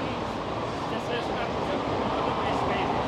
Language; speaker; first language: Russian; non-native, local second language; Uzbek